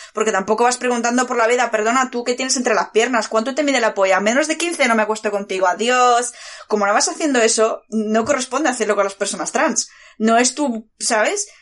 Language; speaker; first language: Spanish; early bilingual, other home language; Bulgarian